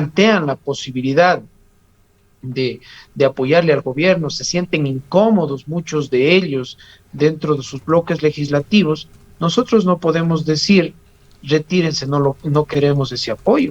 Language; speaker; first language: Spanish; native; Spanish